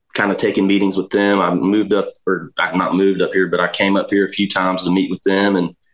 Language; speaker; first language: English; native; English